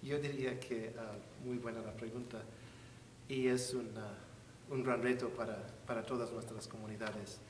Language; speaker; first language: Spanish; non-native, fluent; English